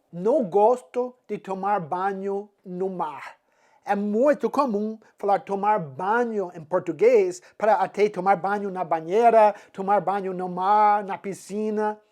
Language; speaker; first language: Portuguese; non-native, fluent; English